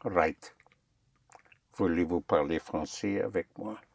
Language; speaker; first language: French; non-native, fluent; English